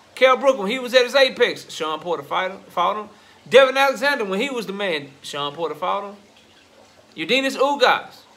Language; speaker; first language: English; native; English